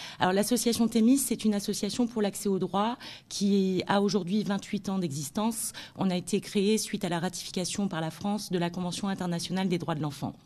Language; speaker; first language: French; native; French